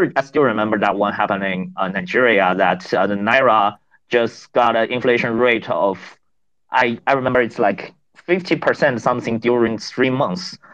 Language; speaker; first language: English; non-native, fluent; Chinese